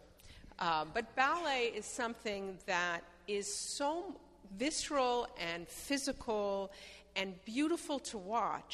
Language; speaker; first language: English; native; English